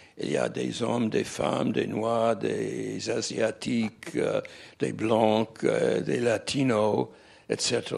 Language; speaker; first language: French; non-native, fluent; English